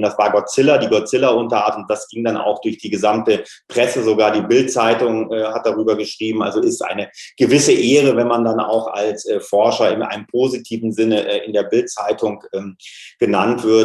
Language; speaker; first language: German; native; German